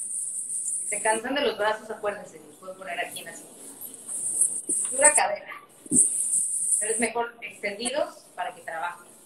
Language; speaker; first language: Spanish; native; Spanish